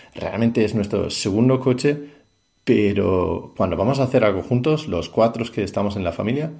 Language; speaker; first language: Spanish; non-native, fluent; Danish